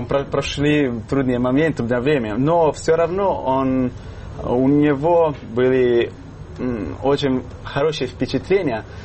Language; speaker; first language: Russian; non-native, fluent; Italian